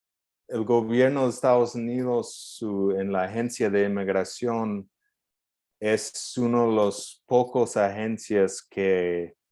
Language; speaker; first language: Spanish; non-native, fluent; English